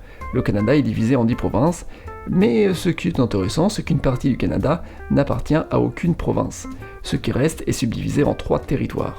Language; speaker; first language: French; native; French